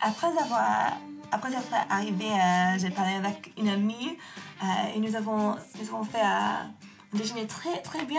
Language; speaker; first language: French; non-native, learner; English